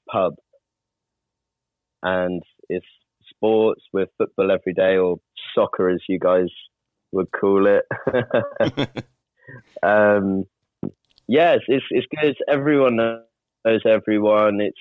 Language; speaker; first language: English; native; English